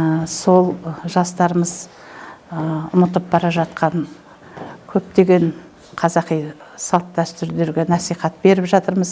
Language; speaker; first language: Kazakh; native; Kazakh